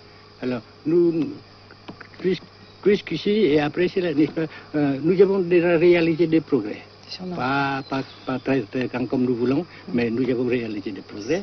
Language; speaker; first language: French; non-native, local second language; Vietnamese